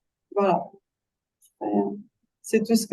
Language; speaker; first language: French; non-native, fluent; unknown